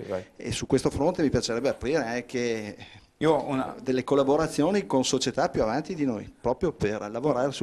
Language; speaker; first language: Italian; native; Italian